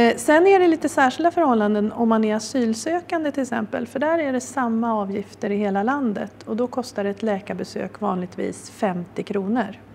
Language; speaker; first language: Swedish; native; Swedish